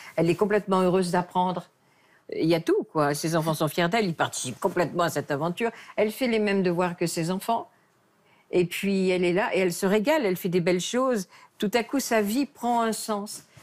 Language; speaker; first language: French; native; French